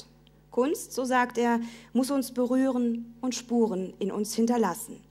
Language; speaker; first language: German; native; German